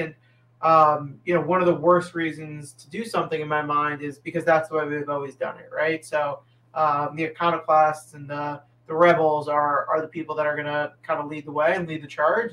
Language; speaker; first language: English; native; English